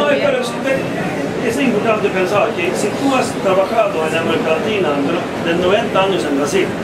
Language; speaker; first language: Spanish; non-native, fluent; Swedish